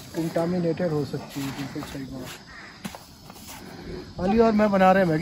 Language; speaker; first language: Urdu; native; Urdu